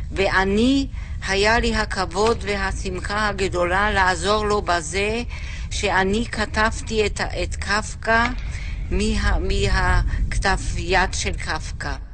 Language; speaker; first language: Hebrew; non-native, fluent; German